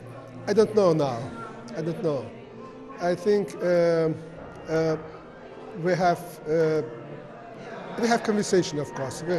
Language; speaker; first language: English; non-native, learner; Azerbaijani